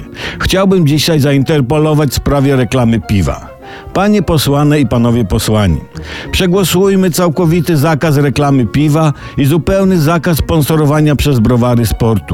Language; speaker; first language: Polish; native; Polish